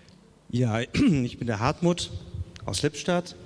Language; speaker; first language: German; native; German